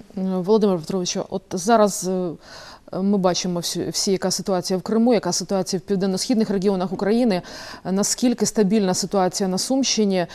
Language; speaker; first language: Ukrainian; native; Ukrainian